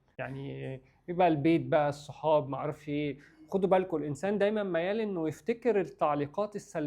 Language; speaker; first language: Arabic; native; Arabic